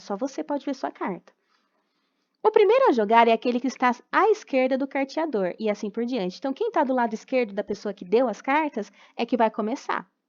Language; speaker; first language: Portuguese; native; Portuguese